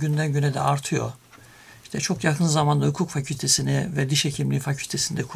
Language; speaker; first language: Turkish; native; Turkish